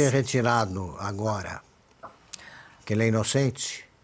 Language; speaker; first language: Portuguese; native; Portuguese